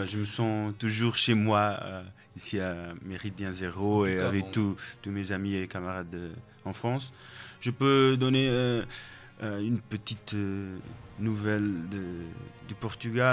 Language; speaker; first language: French; non-native, fluent; Portuguese